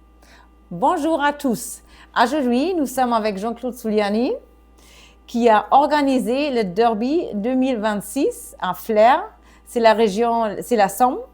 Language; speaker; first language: French; non-native, fluent; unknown